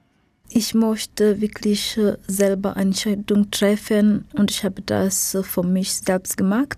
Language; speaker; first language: German; non-native, learner; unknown